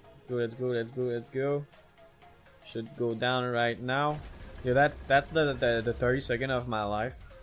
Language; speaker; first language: English; non-native, fluent; French